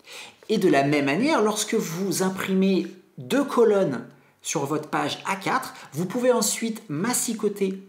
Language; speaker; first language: French; native; French